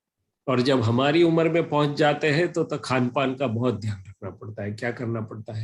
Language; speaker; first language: Hindi; non-native, local second language; Gujarati